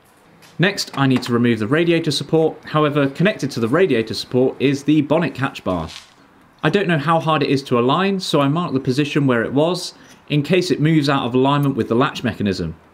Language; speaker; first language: English; native; English